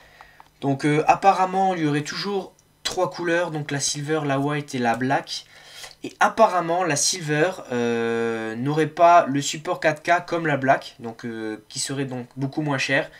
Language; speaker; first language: French; native; French